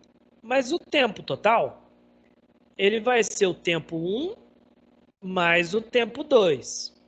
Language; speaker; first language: Portuguese; native; Portuguese